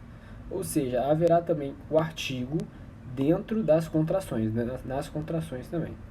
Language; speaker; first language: Portuguese; native; Portuguese